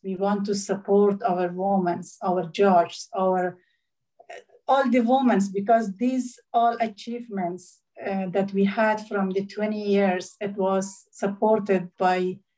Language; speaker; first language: English; non-native, learner; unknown